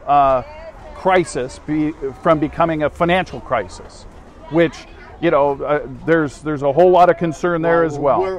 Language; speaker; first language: English; native; English